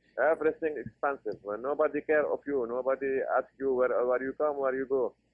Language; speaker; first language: English; non-native, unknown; Arabic